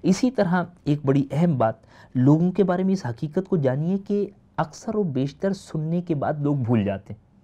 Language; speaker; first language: Urdu; native; Urdu